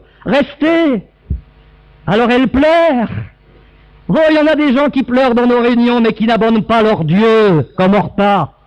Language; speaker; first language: French; native; French